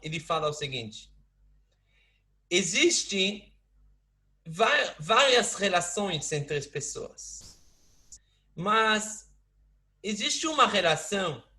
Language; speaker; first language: Portuguese; non-native, fluent; Hebrew